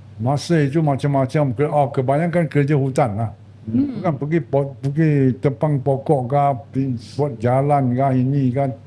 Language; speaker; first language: Malay; non-native, local second language; Chinese